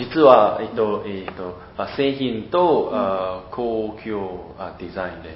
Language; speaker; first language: Japanese; non-native, learner; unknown